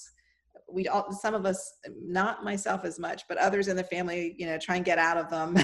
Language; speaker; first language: English; native; English